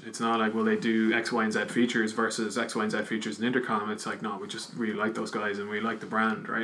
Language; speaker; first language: English; native; English